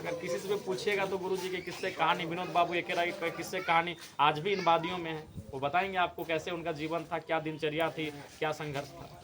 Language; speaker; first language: Hindi; native; Hindi